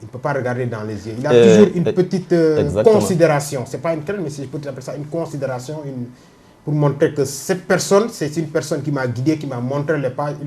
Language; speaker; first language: French; non-native, local second language; Wolof